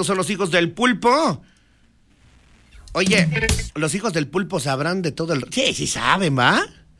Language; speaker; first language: Spanish; native; Spanish